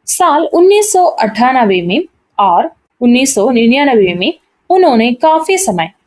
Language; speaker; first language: Hindi; non-native, local second language; Malayalam